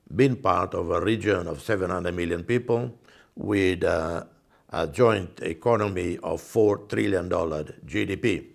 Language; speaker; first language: English; non-native, fluent; Portuguese